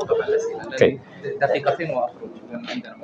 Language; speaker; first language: Arabic; native; Arabic